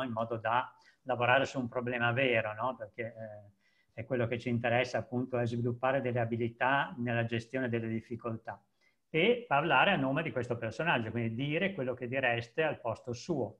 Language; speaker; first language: Italian; native; Italian